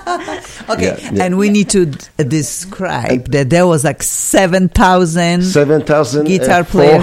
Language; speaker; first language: English; non-native, fluent; Polish